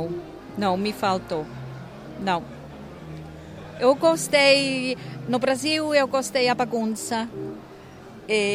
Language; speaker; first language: Portuguese; non-native, fluent; German